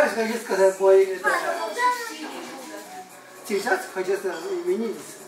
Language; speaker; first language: Russian; non-native, learner; Chinese